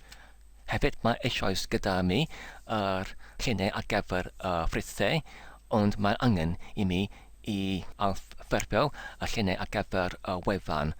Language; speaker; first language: Welsh; non-native, learner; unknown